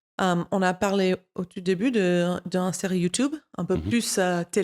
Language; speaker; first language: French; non-native, fluent; English